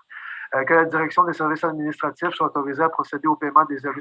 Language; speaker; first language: French; native; French